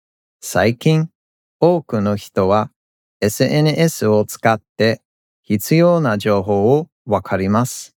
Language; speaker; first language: Japanese; non-native, fluent; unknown